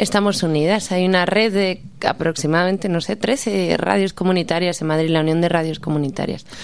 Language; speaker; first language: Spanish; native; Spanish